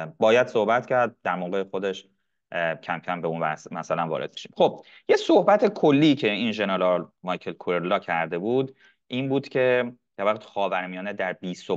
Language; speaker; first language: Persian; non-native, local second language; Arabic